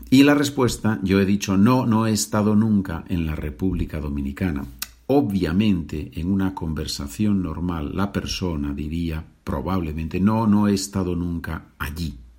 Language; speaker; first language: Spanish; native; Spanish